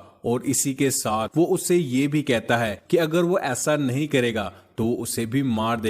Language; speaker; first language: Hindi; native; Hindi